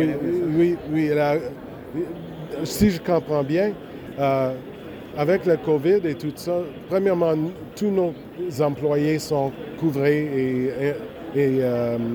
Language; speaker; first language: French; non-native, local second language; English